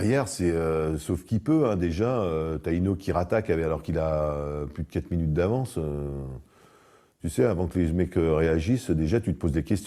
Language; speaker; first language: French; native; French